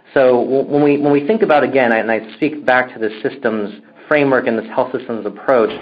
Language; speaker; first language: English; native; English